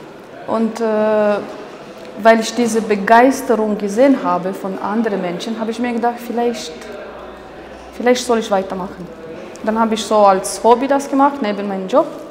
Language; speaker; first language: German; non-native, fluent; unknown